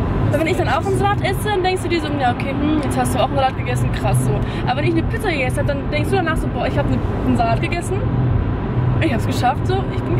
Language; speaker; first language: German; native; German